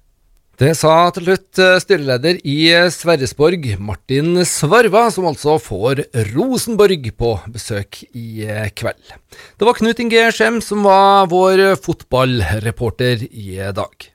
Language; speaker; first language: Norwegian; native; Norwegian